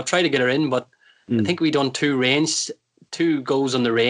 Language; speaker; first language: English; native; English